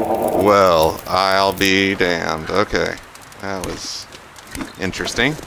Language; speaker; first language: English; native; English